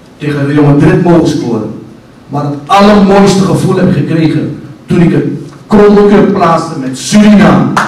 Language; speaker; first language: Dutch; native; Dutch